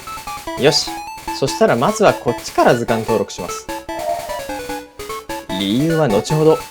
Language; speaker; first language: Japanese; native; Japanese